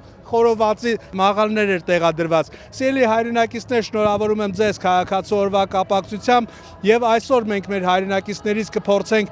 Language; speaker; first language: Armenian; native; Armenian